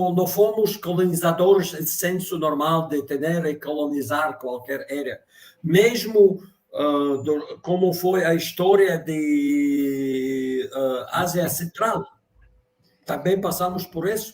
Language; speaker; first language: Portuguese; non-native, fluent; Russian